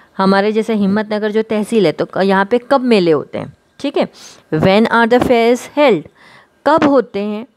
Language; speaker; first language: Hindi; non-native, local second language; Gujarati